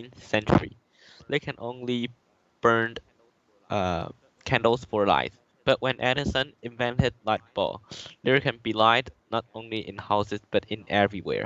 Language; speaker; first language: English; non-native, learner; Chinese